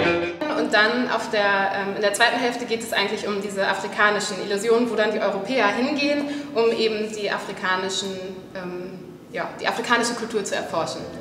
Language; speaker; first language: German; native; German